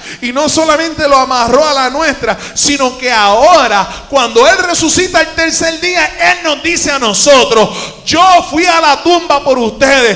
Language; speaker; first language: Spanish; native; Spanish